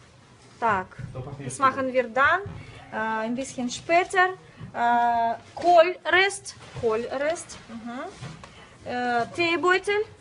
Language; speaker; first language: German; non-native, fluent; Russian